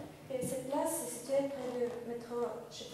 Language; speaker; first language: French; non-native, learner; Russian